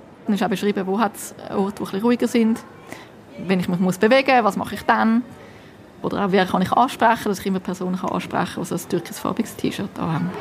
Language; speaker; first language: German; native; German